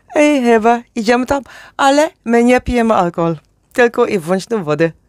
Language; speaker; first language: Polish; non-native, learner; Dutch